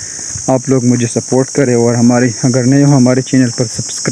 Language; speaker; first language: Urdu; non-native, local second language; Pashto